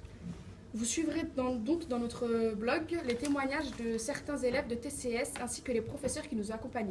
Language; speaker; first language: French; native; French